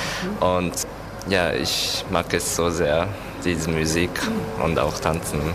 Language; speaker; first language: German; non-native, learner; Japanese